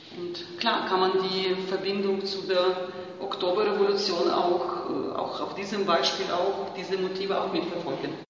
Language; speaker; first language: German; non-native, fluent; Ukrainian